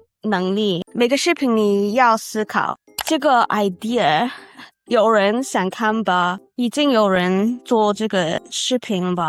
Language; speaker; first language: Chinese; non-native, learner; English